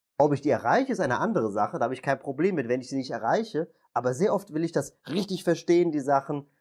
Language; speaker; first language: German; native; German